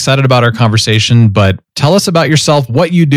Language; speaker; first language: English; native; English